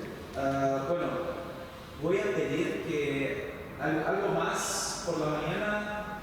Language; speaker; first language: Spanish; non-native, fluent; Portuguese